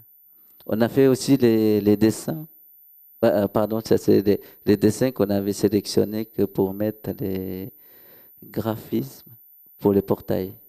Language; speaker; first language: French; non-native, local second language; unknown